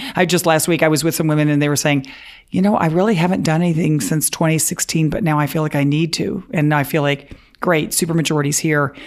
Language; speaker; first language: English; native; English